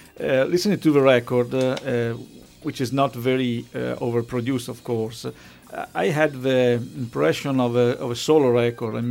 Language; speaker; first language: English; non-native, fluent; Italian